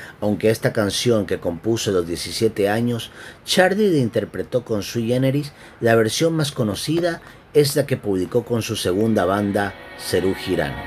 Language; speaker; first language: Spanish; native; Spanish